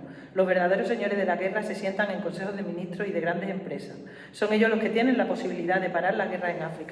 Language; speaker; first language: Spanish; native; Spanish